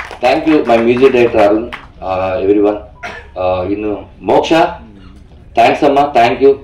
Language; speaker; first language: Tamil; non-native, learner; Telugu